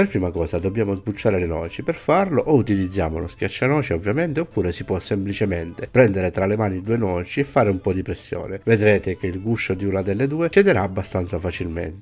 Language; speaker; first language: Italian; native; Italian